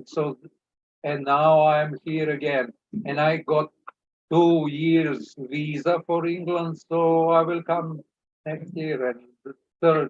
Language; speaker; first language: English; non-native, learner; Serbian